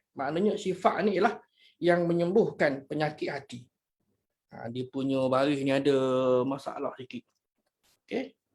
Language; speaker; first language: Malay; native; Malay